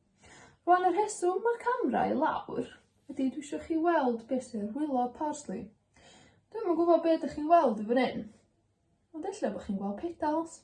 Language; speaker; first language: Welsh; native; Welsh